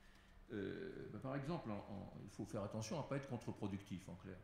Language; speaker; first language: French; native; French